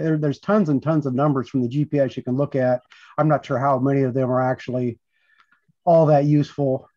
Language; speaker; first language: English; native; English